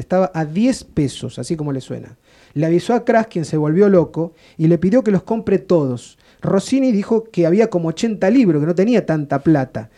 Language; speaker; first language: Spanish; native; Spanish